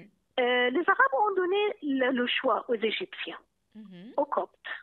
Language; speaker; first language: French; non-native, fluent; Arabic